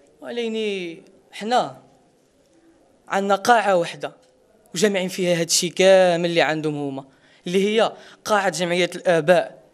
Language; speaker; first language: Arabic; non-native, local second language; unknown